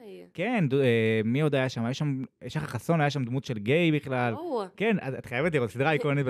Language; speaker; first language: Hebrew; native; Hebrew